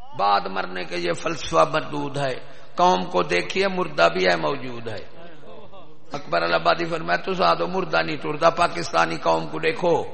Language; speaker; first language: Urdu; non-native, local second language; Punjabi